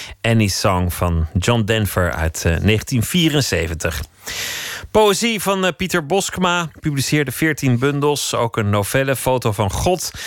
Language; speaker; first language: Dutch; native; Dutch